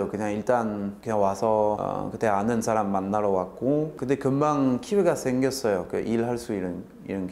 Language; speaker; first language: Korean; non-native, fluent; French